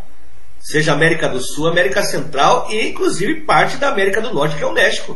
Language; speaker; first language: Portuguese; native; Portuguese